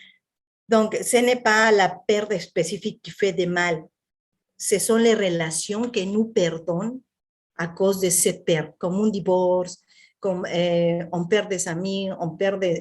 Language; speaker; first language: French; non-native, fluent; Spanish